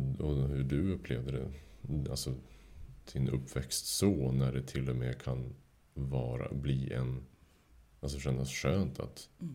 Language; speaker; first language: Swedish; native; Swedish